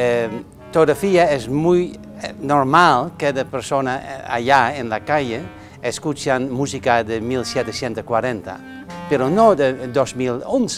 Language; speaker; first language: Spanish; non-native, learner; Dutch